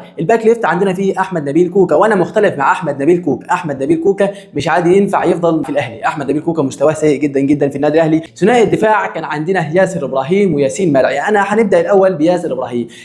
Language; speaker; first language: Arabic; native; Arabic